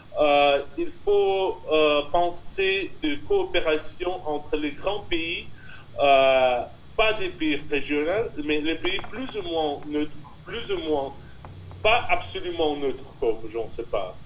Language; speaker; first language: French; non-native, fluent; Russian